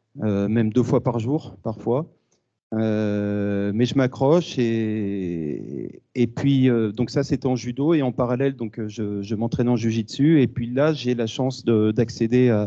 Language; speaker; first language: French; native; French